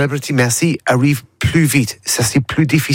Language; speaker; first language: French; non-native, learner; English